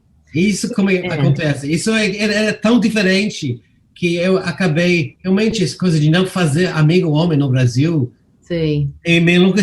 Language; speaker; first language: Portuguese; non-native, fluent; English